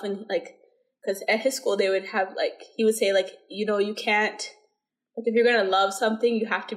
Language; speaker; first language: English; early bilingual, other home language; Somali